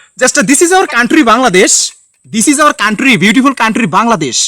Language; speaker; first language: English; non-native, learner; Bangla